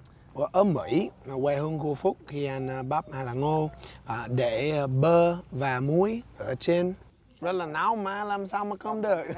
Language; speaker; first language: Vietnamese; non-native, learner; English